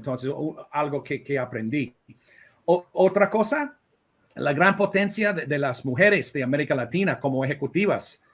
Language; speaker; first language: Spanish; non-native, fluent; English